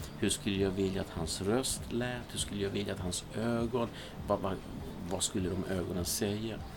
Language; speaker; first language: Swedish; early bilingual, other home language; Spanish